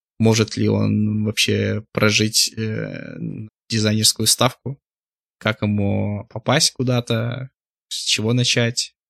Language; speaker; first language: Russian; native; Russian